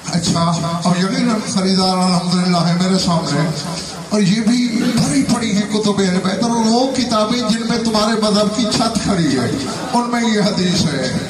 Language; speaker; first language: Urdu; non-native, local second language; Saraiki